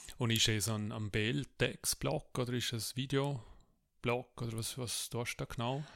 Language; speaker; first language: German; native; German